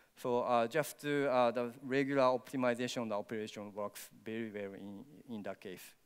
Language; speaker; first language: English; non-native, learner; Japanese